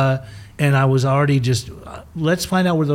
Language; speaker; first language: English; early bilingual, other home language; German